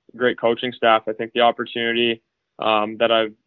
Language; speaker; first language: English; native; English